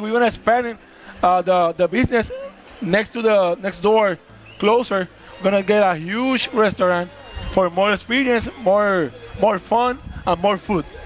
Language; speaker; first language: English; non-native, learner; Spanish